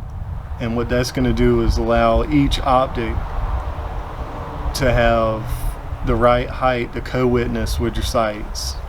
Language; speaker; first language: English; native; English